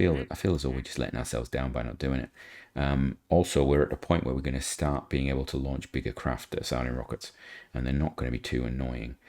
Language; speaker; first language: English; native; English